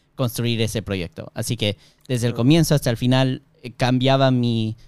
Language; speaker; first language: Spanish; early bilingual, heritage; Spanish